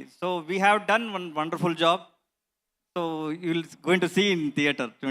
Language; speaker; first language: Telugu; non-native, learner; Kannada